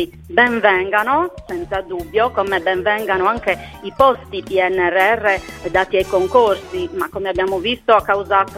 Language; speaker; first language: Italian; native; Italian